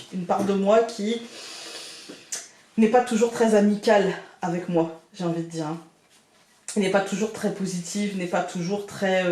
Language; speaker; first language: French; native; French